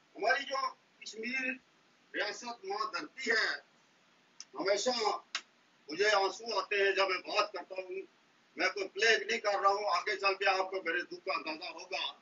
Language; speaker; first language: Urdu; non-native, local second language; Pahari-Potwari